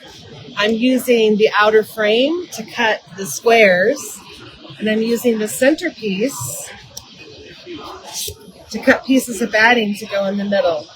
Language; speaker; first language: English; native; English